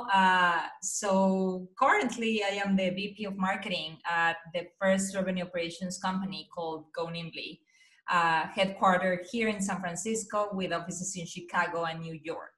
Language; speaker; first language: English; non-native, fluent; Spanish